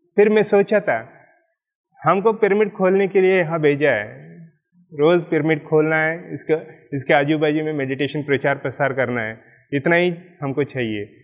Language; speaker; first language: Hindi; non-native, local second language; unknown